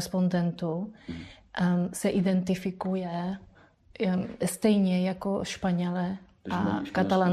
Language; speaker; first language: Czech; non-native, fluent; Spanish